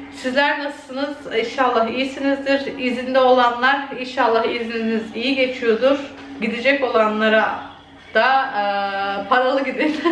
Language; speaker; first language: Turkish; early bilingual, heritage; Turkish